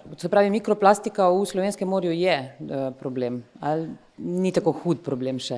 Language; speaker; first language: Slovenian; native; Slovenian